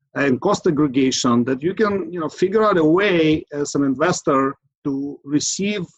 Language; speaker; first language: English; non-native, fluent; Ukrainian